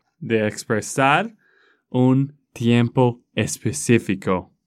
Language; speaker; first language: Spanish; non-native, fluent; English